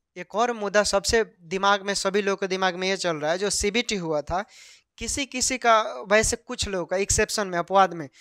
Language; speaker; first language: Hindi; native; Hindi